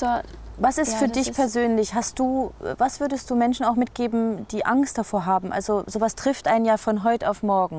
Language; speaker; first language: German; native; German